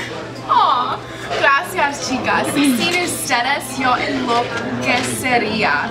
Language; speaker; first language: Spanish; non-native, learner; English